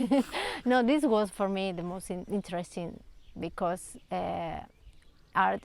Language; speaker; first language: English; non-native, learner; Spanish